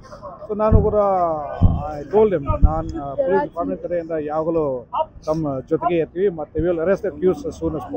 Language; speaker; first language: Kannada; non-native, fluent; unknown